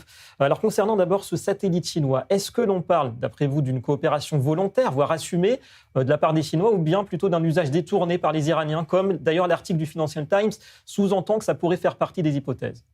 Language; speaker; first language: French; native; French